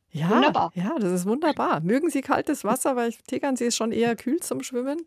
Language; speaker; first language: German; native; German